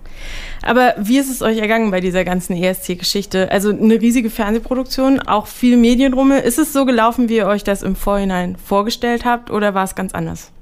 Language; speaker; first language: German; native; German